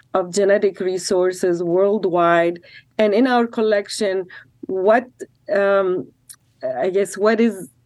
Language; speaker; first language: English; non-native, fluent; Arabic